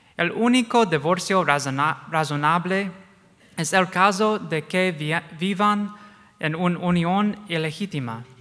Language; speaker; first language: Spanish; non-native, fluent; English